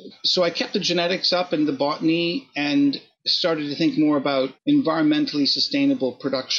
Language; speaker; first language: English; native; English